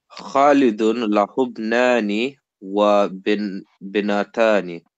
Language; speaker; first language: Arabic; non-native, learner; English